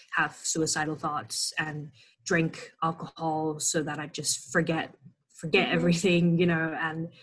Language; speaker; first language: English; non-native, fluent; Indonesian